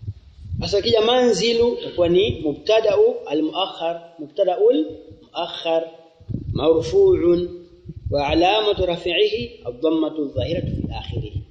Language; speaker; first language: Arabic; non-native, fluent; Swahili